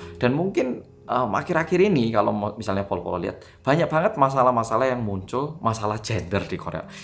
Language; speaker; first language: Indonesian; non-native, fluent; Korean